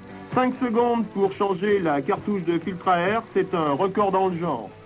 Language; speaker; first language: French; native; French